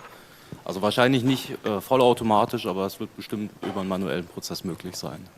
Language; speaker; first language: German; native; German